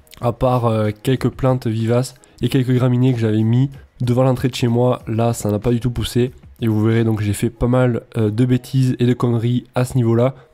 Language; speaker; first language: French; native; French